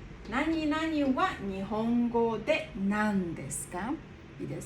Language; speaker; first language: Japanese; non-native, fluent; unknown